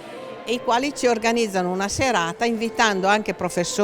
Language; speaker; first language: Italian; native; Italian